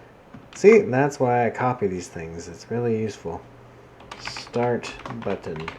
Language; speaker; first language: English; native; English